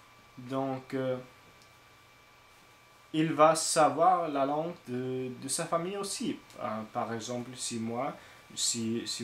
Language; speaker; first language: French; non-native, learner; English